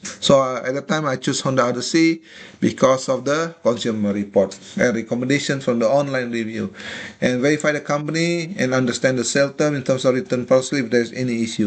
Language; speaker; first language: English; non-native, fluent; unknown